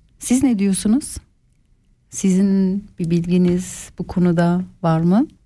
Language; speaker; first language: Turkish; early bilingual, other home language; Swiss German